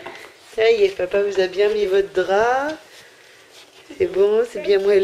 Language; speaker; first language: French; native; French